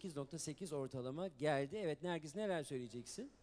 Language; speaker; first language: Turkish; native; Turkish